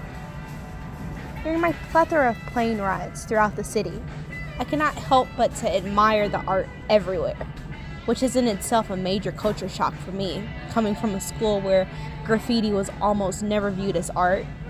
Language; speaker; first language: English; native; English